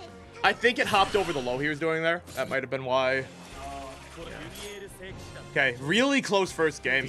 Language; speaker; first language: English; native; English